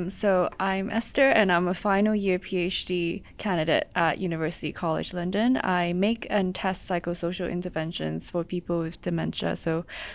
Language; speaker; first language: English; non-native, local second language; Cantonese